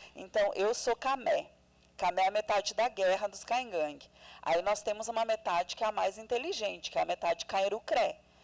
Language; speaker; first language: Portuguese; non-native, local second language; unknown